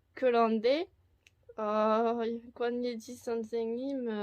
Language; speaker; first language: Korean; non-native, learner; French